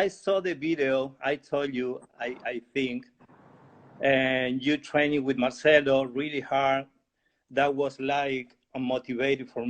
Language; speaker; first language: English; non-native, learner; Spanish